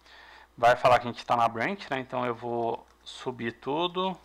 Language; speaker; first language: Portuguese; native; Portuguese